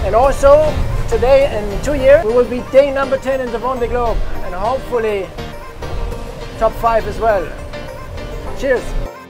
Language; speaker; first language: English; non-native, fluent; German